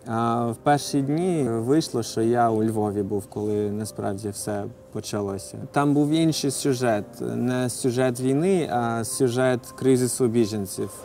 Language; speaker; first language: Ukrainian; non-native, fluent; English